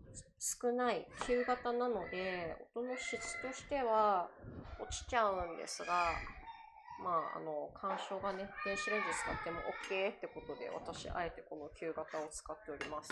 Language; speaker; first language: Japanese; native; Japanese